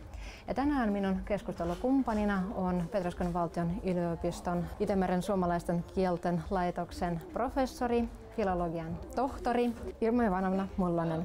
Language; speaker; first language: Finnish; non-native, local second language; Russian